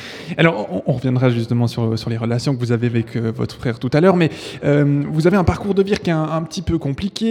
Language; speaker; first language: French; native; French